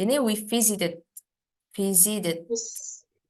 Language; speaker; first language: Indonesian; native; Indonesian